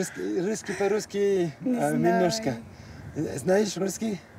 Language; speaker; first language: Russian; non-native, learner; French